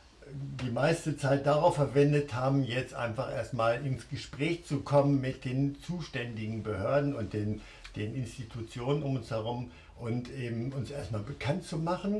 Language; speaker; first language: German; native; German